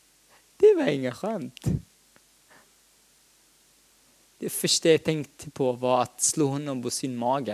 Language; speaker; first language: Swedish; non-native, fluent; Arabic